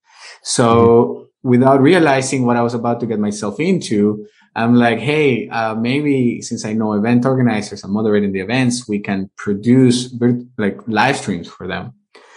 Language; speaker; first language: English; non-native, fluent; Spanish